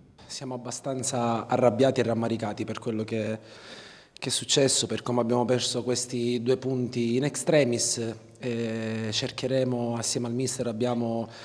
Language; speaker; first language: Italian; native; Italian